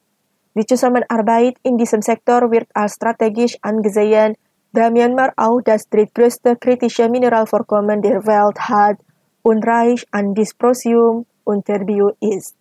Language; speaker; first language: German; non-native, fluent; Indonesian